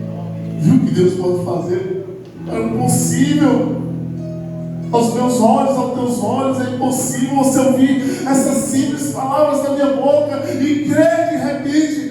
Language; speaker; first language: Portuguese; native; Portuguese